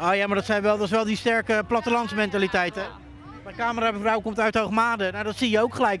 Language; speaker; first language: Dutch; native; Dutch